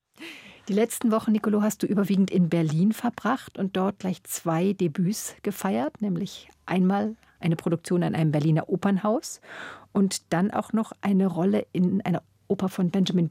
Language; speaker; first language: German; native; German